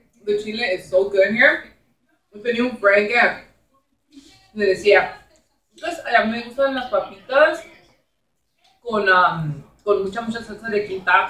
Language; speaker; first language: Spanish; early bilingual, other home language; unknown